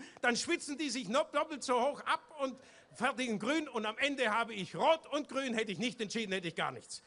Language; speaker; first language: German; native; German